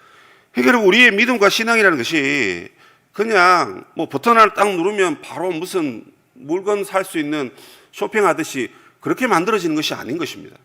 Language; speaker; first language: Korean; native; Korean